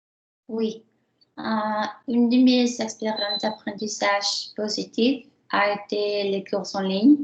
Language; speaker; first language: French; non-native, learner; Spanish